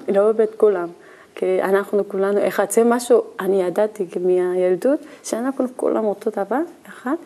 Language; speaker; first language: Hebrew; non-native, learner; Korean